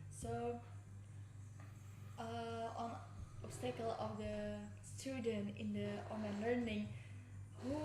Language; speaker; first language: English; non-native, learner; Indonesian